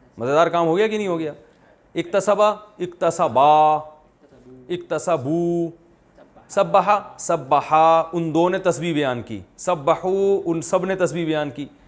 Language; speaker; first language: Urdu; native; Urdu